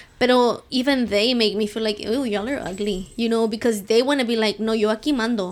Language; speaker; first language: English; early bilingual, other home language; Spanish